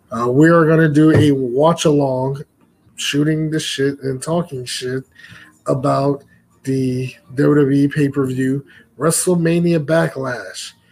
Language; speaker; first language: English; native; English